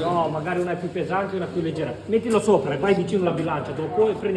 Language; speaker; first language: Italian; native; Italian